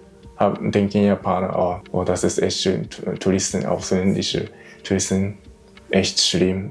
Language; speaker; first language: German; non-native, learner; Japanese